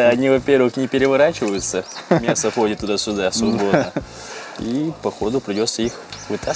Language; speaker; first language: Russian; non-native, fluent; Korean